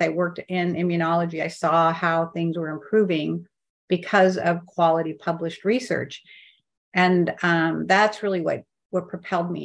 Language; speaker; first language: English; native; English